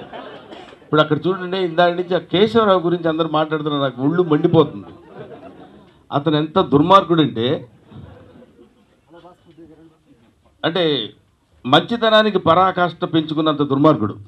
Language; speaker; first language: Telugu; native; Telugu